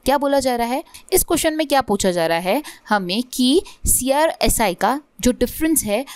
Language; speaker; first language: Hindi; non-native, local second language; Marathi